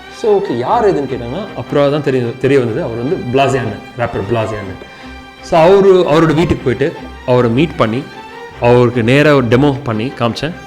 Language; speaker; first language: Tamil; early bilingual, heritage; Tamil